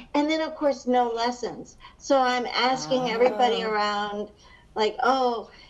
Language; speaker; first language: English; early bilingual, other home language; Hungarian